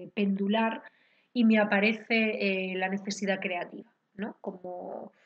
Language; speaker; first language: Spanish; native; Spanish